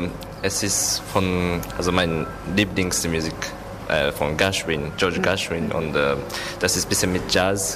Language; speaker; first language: German; non-native, learner; Japanese